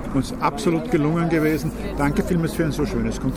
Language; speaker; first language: German; native; German